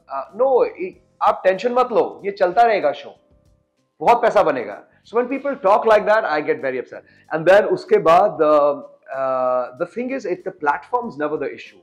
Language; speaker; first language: English; non-native, local second language; Hindi